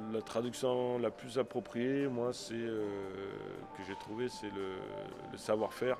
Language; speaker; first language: French; native; French